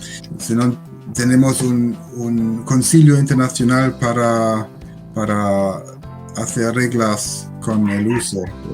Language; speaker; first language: Spanish; non-native, learner; German